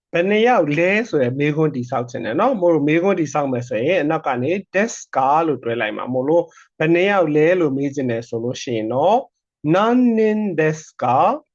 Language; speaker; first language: Burmese; native; Burmese